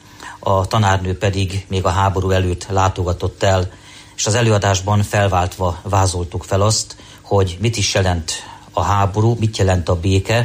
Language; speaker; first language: Hungarian; native; Hungarian